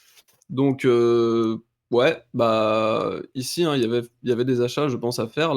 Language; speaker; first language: French; native; French